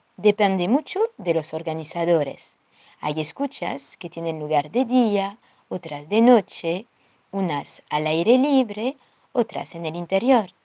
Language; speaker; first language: Spanish; non-native, fluent; French